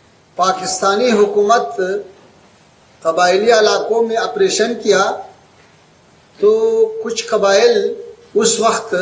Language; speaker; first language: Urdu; non-native, fluent; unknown